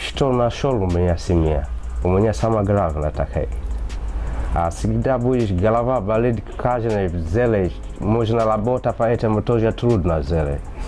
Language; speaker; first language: Russian; non-native, learner; Swahili